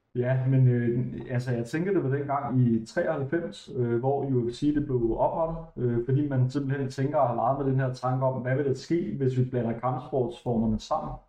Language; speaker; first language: Danish; native; Danish